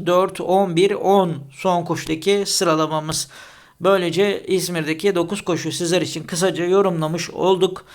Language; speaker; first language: Turkish; native; Turkish